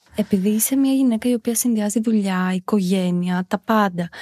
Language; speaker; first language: Greek; native; Greek